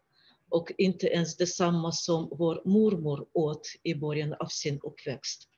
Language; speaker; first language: Swedish; non-native, fluent; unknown